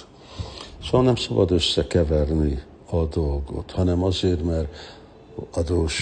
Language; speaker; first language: Hungarian; early bilingual, heritage; Hungarian